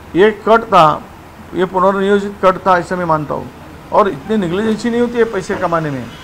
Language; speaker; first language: Hindi; non-native, local second language; Marathi